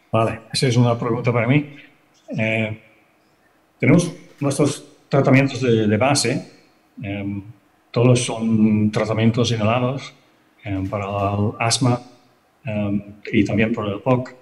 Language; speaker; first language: Spanish; non-native, fluent; Italian